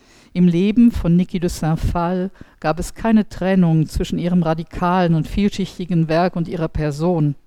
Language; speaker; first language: German; native; German